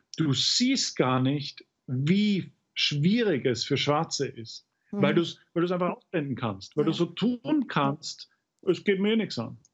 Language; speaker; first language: German; native; German